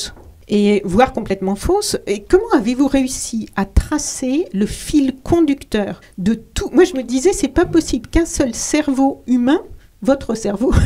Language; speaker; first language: French; native; French